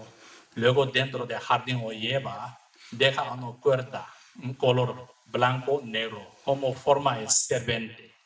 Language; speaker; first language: Spanish; non-native, learner; Tibetan